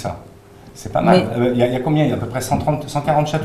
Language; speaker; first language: French; native; French